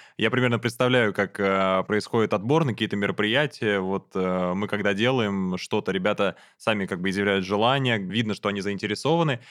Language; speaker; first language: Russian; native; Russian